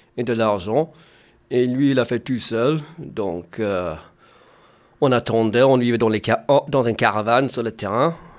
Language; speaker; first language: French; early bilingual, other home language; English